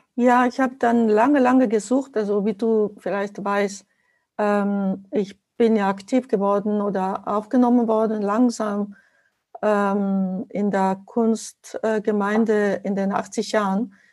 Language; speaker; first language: German; non-native, fluent; Japanese